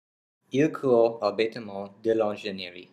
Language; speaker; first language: French; non-native, learner; English